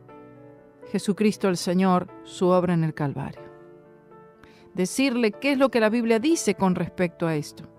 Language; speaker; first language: Spanish; native; Spanish